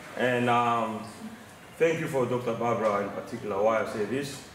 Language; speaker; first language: English; non-native, fluent; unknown